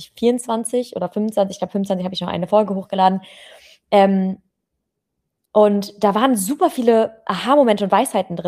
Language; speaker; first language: German; native; German